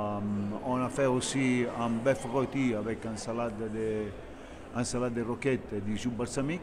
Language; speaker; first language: French; non-native, fluent; Italian